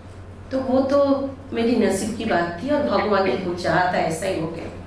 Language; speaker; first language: Hindi; non-native, local second language; Bangla